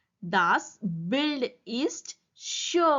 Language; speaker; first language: German; non-native, learner; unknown